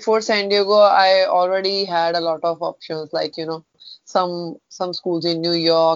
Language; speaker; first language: English; non-native, local second language; Punjabi